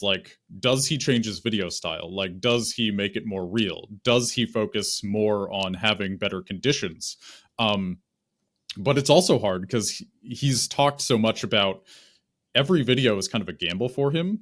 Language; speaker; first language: English; native; English